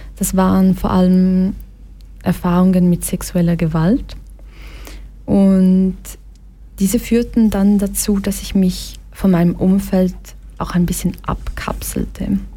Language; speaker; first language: German; early bilingual, other home language; Portuguese